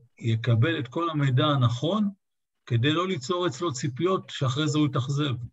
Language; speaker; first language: Hebrew; native; Hebrew